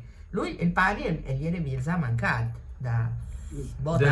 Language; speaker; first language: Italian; early bilingual, heritage; Spanish